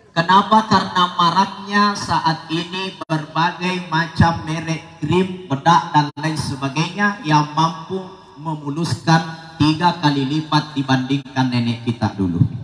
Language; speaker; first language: Indonesian; non-native, local second language; Buginese